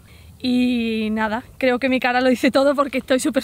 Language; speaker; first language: Spanish; native; Spanish